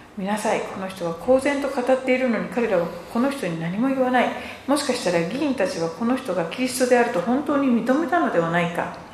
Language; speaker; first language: Japanese; native; Japanese